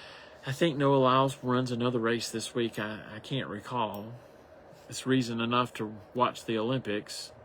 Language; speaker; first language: English; native; English